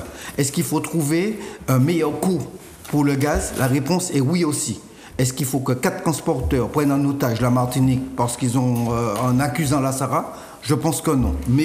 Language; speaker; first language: French; native; French